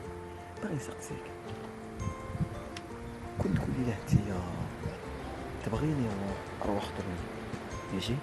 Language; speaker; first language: Arabic; native; Arabic